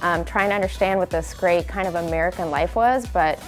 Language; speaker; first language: English; early bilingual, other home language; Spanish